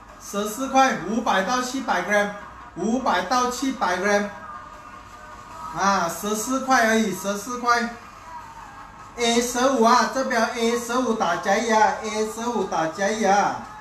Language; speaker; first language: Chinese; native; Chinese